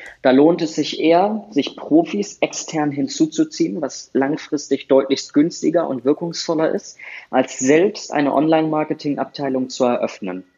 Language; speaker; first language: German; native; German